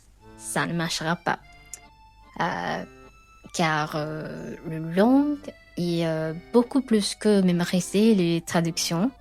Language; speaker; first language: French; non-native, fluent; Sinhala